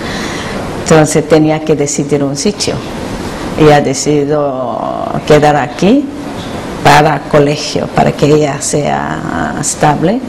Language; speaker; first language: Spanish; non-native, learner; Korean